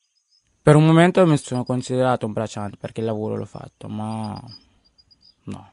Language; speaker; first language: Italian; early bilingual, other home language; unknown